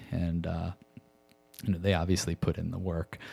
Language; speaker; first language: English; native; English